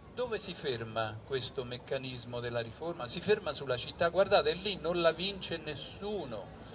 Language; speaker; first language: Italian; native; Italian